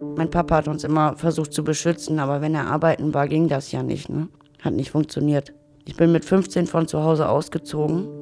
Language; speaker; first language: German; native; German